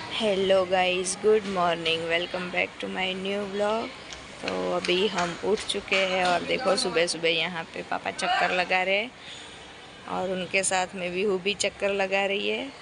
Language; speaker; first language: Hindi; non-native, local second language; Gujarati